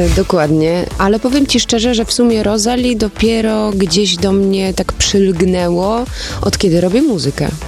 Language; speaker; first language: Polish; early bilingual, heritage; Polish